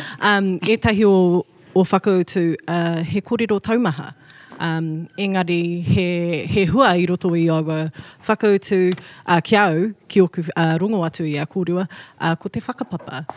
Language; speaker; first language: Māori; non-native, local second language; English